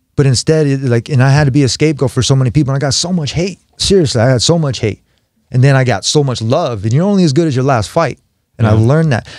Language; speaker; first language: English; native; English